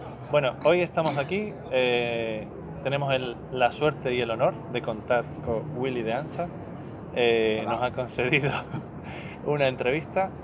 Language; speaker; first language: Spanish; native; Spanish